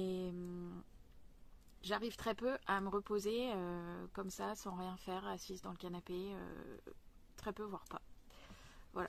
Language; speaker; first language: French; native; French